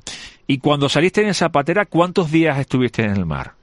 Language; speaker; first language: Spanish; native; Spanish